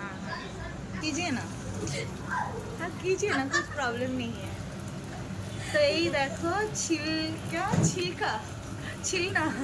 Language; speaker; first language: Hindi; non-native, local second language; Bangla